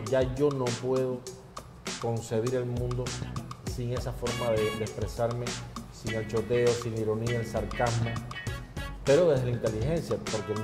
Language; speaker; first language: Spanish; native; Spanish